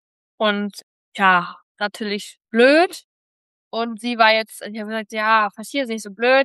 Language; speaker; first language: German; native; German